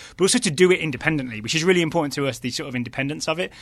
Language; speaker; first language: English; native; English